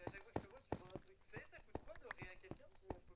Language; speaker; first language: French; native; French